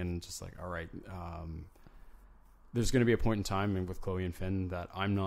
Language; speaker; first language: English; native; English